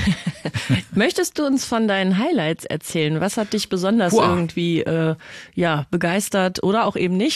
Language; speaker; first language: German; native; German